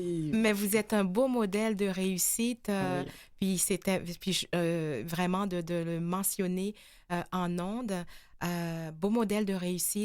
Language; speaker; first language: French; native; French